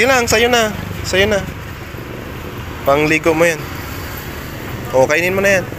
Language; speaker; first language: Filipino; non-native, local second language; Aklanon